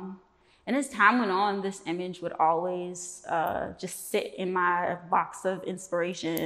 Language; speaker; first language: English; native; English